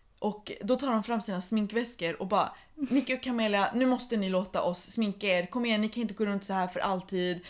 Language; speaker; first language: Swedish; early bilingual, other home language; Persian